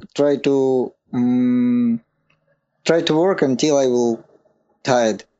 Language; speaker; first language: English; non-native, learner; Russian